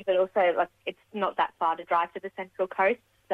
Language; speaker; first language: English; native; English